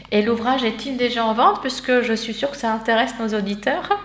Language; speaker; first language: French; native; French